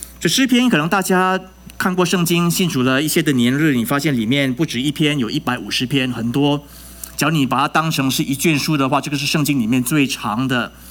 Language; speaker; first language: Chinese; native; Chinese